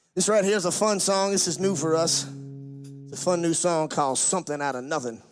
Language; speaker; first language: English; native; English